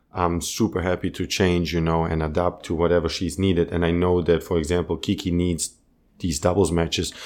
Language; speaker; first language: English; non-native, fluent; German